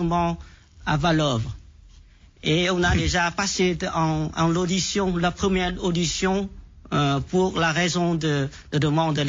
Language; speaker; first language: French; non-native, fluent; Vietnamese